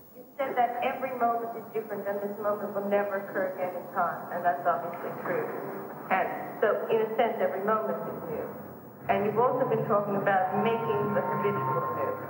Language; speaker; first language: English; native; English